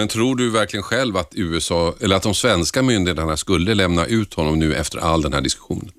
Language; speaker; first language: Swedish; native; Swedish